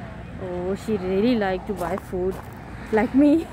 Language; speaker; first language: English; non-native, fluent; Urdu